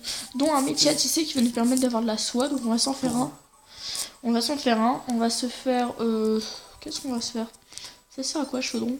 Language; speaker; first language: French; native; French